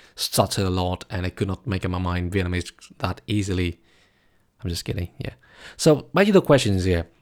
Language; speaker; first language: English; non-native, fluent; Vietnamese